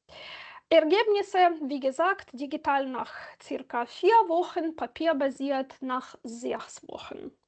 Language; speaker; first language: German; non-native, fluent; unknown